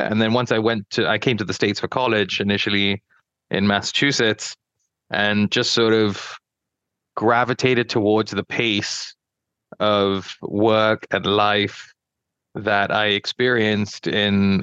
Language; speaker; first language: English; non-native, local second language; Yoruba